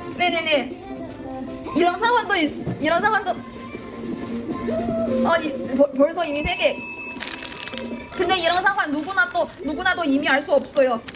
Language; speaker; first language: Korean; non-native, learner; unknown